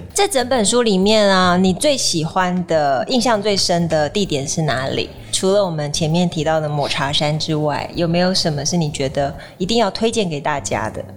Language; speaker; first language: Chinese; native; Chinese